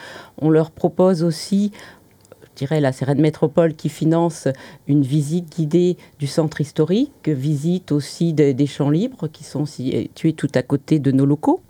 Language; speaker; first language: French; native; French